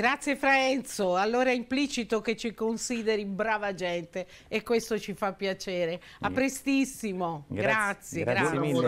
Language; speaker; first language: Italian; native; Italian